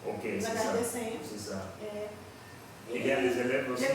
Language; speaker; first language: French; non-native, learner; Portuguese